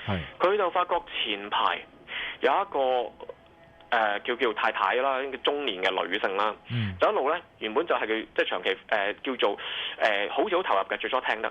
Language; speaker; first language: Cantonese; native; Cantonese